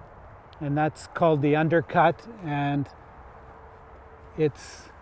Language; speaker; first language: English; native; English